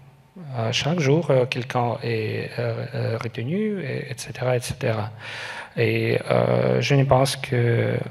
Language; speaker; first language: French; non-native, learner; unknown